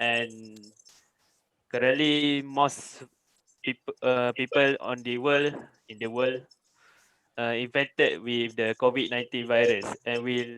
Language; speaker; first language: English; non-native, local second language; Malay